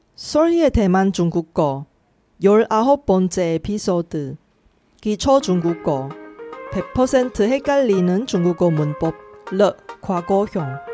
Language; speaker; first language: Korean; non-native, local second language; Chinese